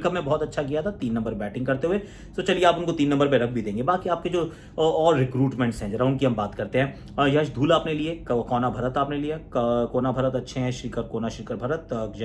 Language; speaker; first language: Hindi; native; Hindi